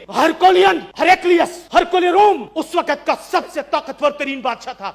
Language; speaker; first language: Urdu; non-native, local second language; Pashto